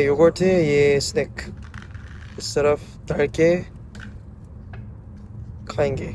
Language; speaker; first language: Hindi; non-native, learner; Korean